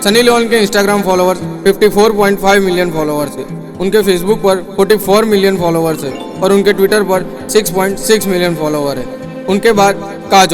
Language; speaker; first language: Hindi; native; Hindi